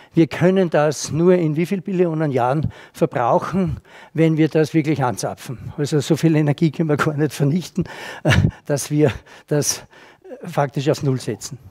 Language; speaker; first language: German; native; German